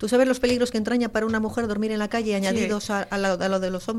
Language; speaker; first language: Spanish; native; Spanish